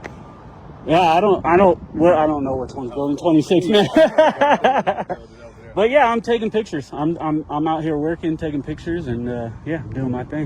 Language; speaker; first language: English; native; English